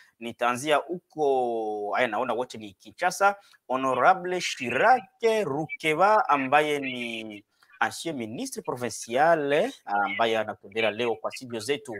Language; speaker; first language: Swahili; native; Swahili